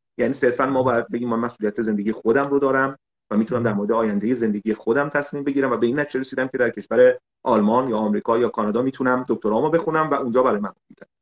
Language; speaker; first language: Persian; native; Persian